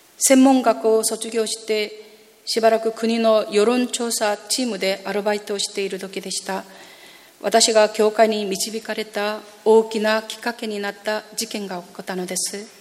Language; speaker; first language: Japanese; non-native, fluent; Korean